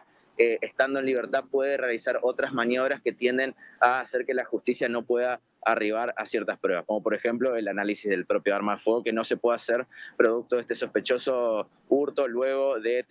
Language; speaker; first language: Spanish; native; Spanish